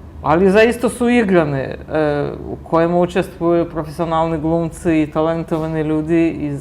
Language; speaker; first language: Bosnian; native; Bosnian